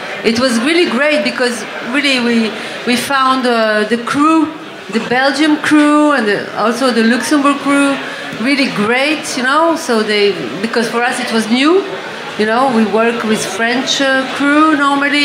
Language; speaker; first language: English; non-native, fluent; French